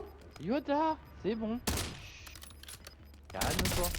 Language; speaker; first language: French; native; French